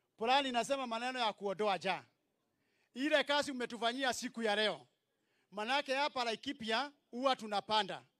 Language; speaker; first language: Swahili; non-native, local second language; Kikuyu